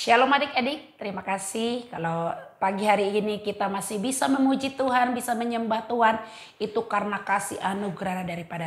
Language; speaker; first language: Indonesian; native; Indonesian